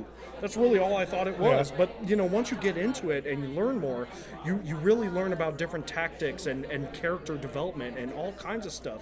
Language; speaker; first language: English; native; English